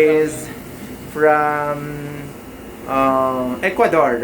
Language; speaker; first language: English; non-native, local second language; Filipino